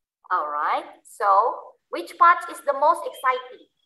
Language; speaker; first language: English; non-native, learner; Indonesian